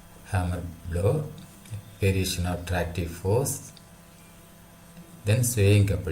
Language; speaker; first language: English; non-native, local second language; Tamil